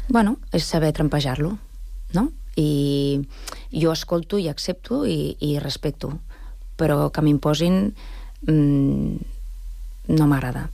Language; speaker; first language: Catalan; non-native, local second language; Spanish